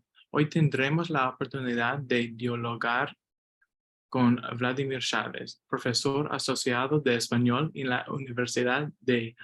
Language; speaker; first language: Spanish; non-native, learner; English